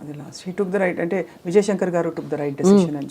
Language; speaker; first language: Telugu; native; Telugu